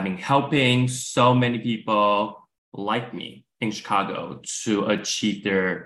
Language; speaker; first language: English; non-native, fluent; Chinese